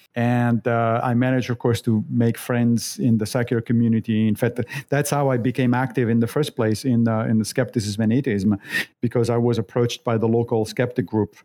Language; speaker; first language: English; non-native, fluent; Italian